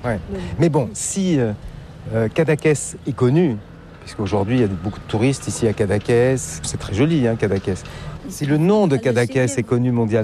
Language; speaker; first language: French; native; French